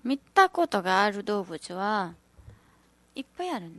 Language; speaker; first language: Japanese; non-native, learner; Nepali